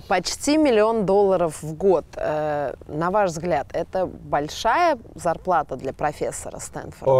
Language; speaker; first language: Russian; native; Russian